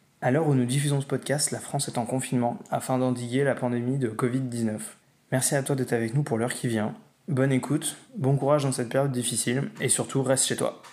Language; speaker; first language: French; native; French